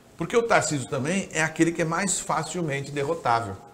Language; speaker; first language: Portuguese; native; Portuguese